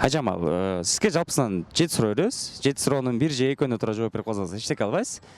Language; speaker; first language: Kyrgyz; native; Kyrgyz